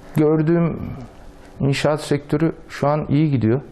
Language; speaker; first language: Turkish; native; Turkish